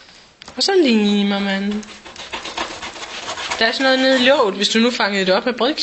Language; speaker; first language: Danish; native; Danish